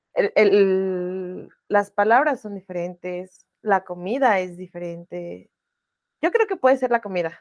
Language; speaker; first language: Spanish; native; Spanish